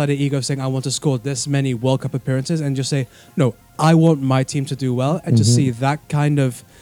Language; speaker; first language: English; native; English